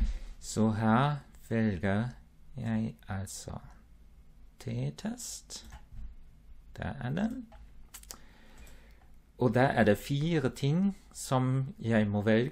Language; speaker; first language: Norwegian; non-native, fluent; German